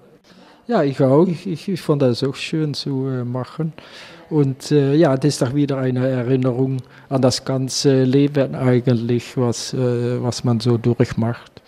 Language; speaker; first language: German; non-native, learner; Dutch